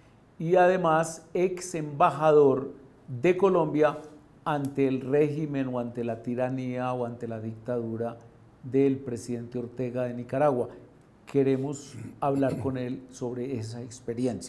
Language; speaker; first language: Spanish; native; Spanish